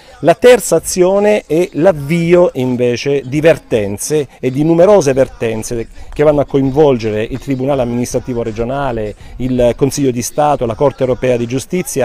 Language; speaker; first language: Italian; native; Italian